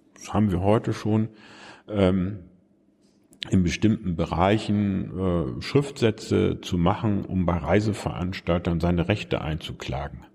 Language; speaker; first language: German; native; German